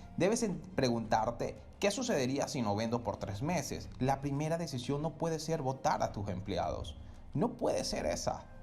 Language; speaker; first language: Spanish; native; Spanish